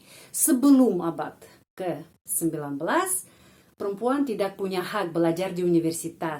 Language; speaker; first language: Indonesian; non-native, fluent; Russian